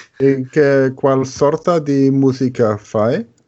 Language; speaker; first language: Italian; non-native, learner; German